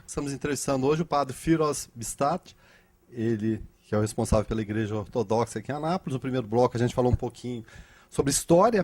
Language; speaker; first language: Portuguese; native; Portuguese